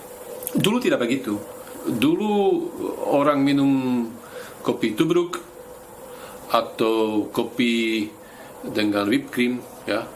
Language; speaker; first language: Indonesian; non-native, fluent; Slovak